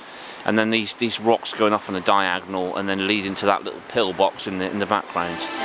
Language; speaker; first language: English; native; English